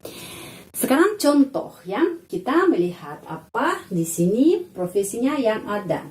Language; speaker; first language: Indonesian; non-native, fluent; Russian